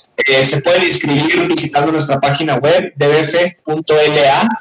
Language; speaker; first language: Spanish; native; Spanish